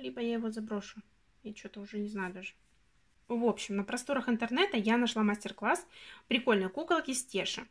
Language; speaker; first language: Russian; native; Russian